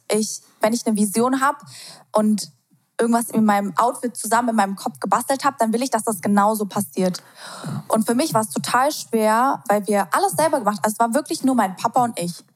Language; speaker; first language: German; native; German